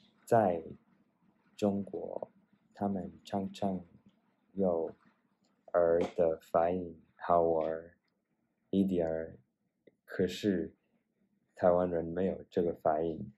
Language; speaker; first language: Chinese; non-native, learner; Spanish